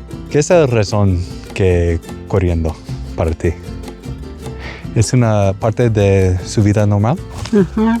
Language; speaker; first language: Spanish; non-native, learner; English